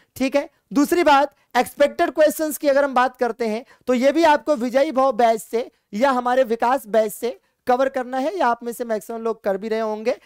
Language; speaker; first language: Hindi; native; Hindi